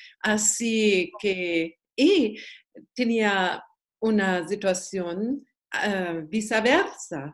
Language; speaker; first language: Spanish; non-native, learner; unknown